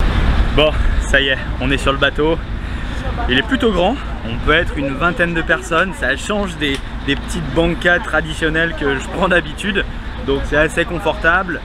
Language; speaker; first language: French; native; French